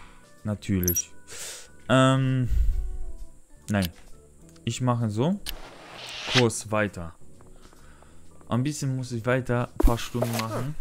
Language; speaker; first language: German; non-native, learner; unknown